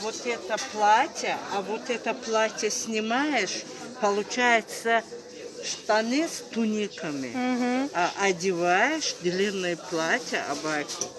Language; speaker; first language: Russian; non-native, learner; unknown